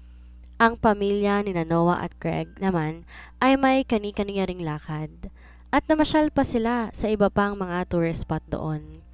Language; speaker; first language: Filipino; native; Filipino